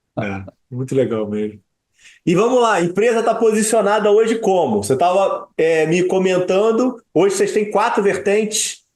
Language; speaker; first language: Portuguese; native; Portuguese